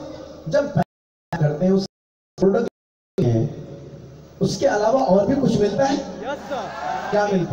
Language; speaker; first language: Hindi; native; Hindi